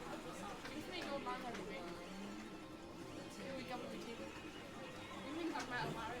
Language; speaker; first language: Welsh; non-native, local second language; English